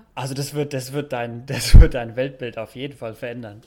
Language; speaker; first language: German; native; German